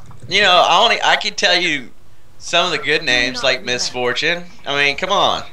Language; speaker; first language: English; native; English